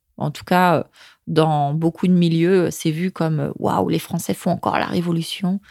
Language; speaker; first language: French; native; French